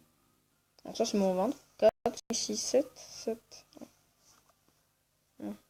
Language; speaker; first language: French; native; French